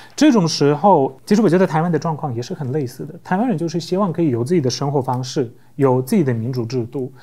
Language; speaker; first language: Chinese; non-native, fluent; Polish